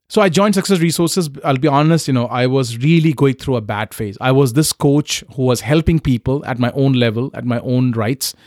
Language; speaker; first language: English; non-native, local second language; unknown